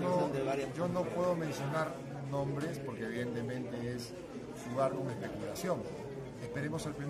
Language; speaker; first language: Spanish; native; Spanish